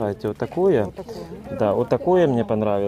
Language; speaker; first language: Russian; native; Russian